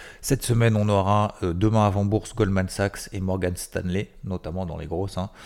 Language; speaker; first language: French; native; French